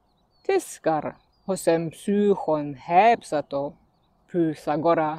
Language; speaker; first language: Greek; non-native, fluent; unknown